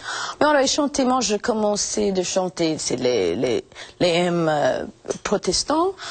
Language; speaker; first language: French; non-native, fluent; English